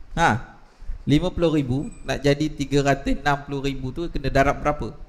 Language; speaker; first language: Malay; native; Malay